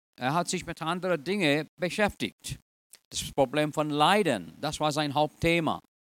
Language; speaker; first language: German; non-native, fluent; English